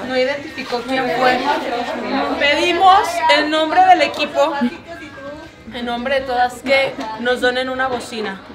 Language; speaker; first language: Spanish; native; Spanish